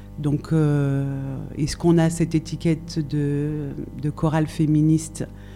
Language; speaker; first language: French; native; French